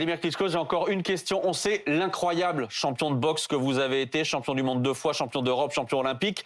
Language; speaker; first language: French; native; French